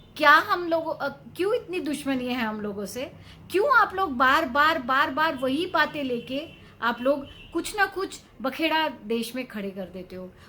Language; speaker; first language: Hindi; non-native, local second language; Bangla